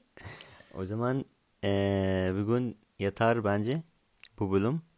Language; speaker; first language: Turkish; non-native, fluent; Arabic